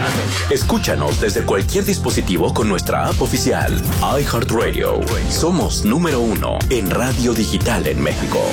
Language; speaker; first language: Spanish; native; Spanish